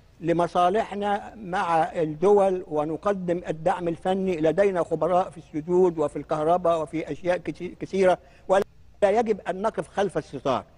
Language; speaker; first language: Arabic; native; Arabic